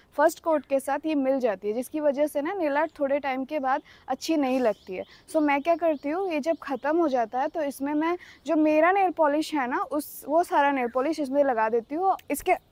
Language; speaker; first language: Hindi; non-native, local second language; Odia